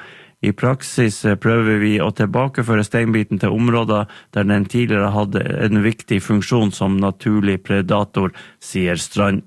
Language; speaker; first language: Norwegian; native; Norwegian